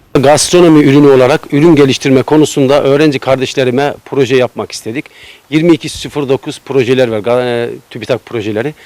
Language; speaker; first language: Turkish; native; Turkish